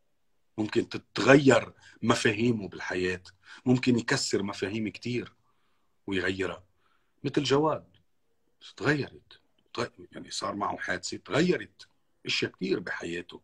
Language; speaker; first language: Arabic; native; Arabic